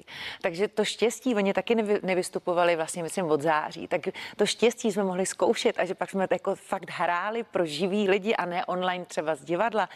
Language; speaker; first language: Czech; native; Czech